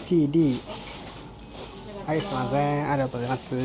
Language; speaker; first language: Japanese; non-native, learner; Indonesian